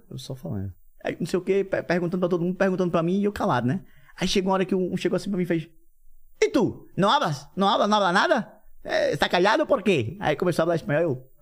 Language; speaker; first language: Portuguese; native; Portuguese